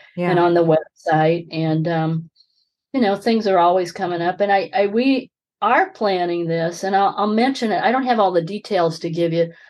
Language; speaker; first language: English; native; English